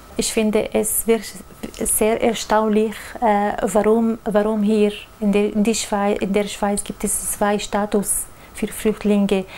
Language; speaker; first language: German; non-native, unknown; Arabic